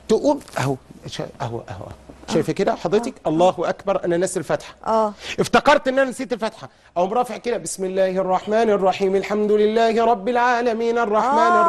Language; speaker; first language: Arabic; native; Arabic